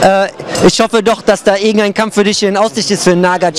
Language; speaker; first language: German; native; German